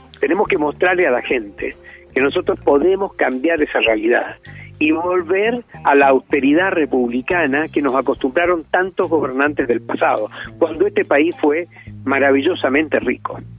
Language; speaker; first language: Spanish; native; Spanish